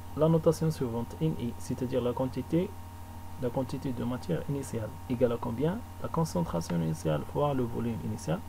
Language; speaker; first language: French; non-native, local second language; Arabic